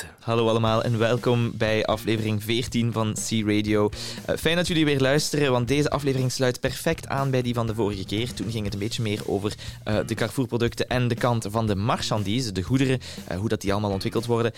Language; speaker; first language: Dutch; native; Dutch